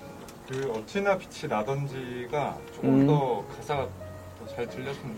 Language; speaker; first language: Korean; native; Korean